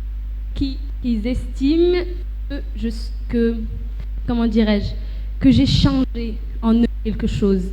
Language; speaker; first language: French; non-native, local second language; Arabic